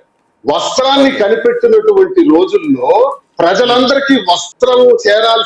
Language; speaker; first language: Telugu; native; Telugu